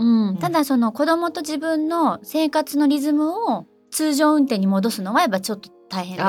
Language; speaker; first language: Japanese; native; Japanese